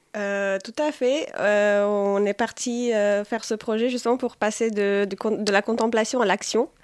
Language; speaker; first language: French; non-native, fluent; Polish